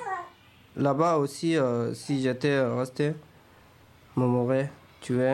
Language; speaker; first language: French; non-native, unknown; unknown